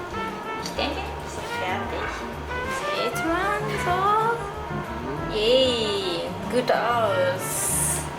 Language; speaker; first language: German; non-native, learner; Japanese